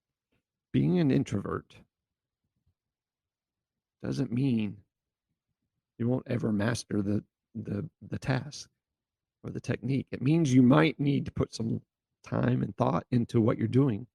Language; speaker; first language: English; native; English